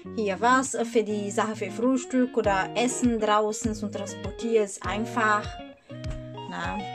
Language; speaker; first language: German; non-native, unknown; Portuguese